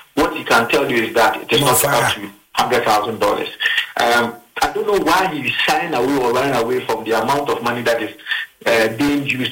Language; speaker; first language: English; non-native, local second language; Akan